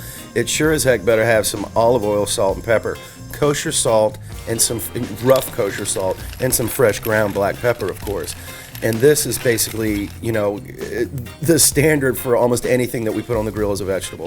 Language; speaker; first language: English; native; English